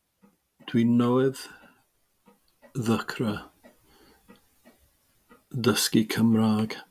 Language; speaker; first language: Welsh; non-native, learner; English